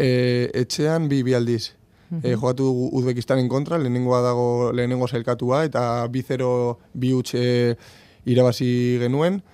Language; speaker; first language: Basque; non-native, local second language; Spanish